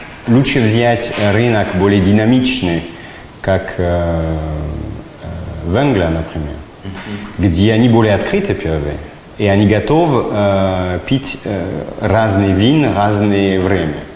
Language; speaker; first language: Russian; non-native, fluent; French